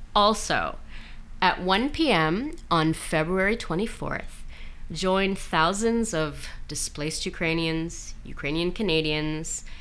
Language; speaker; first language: English; native; English